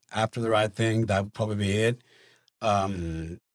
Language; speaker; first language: English; non-native, fluent; Spanish